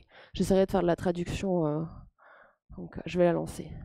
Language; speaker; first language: French; native; French